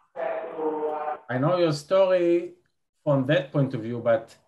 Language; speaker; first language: English; non-native, fluent; Hebrew